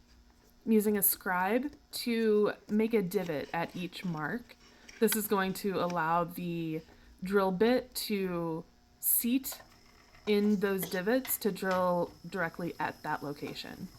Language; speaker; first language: English; native; English